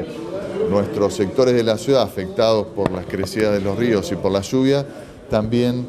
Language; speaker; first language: Spanish; native; Spanish